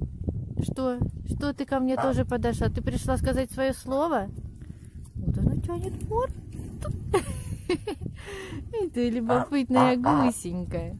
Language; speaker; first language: Russian; native; Russian